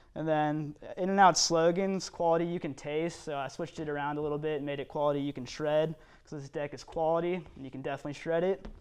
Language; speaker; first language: English; native; English